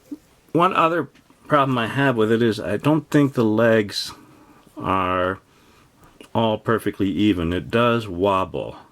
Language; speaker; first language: English; native; English